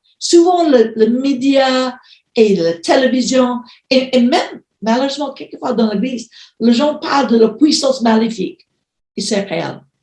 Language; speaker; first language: French; non-native, fluent; English